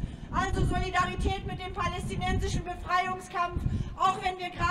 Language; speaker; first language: German; native; German